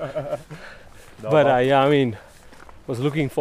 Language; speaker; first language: English; native; English